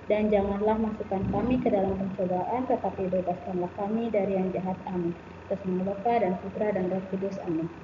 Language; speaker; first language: Indonesian; native; Indonesian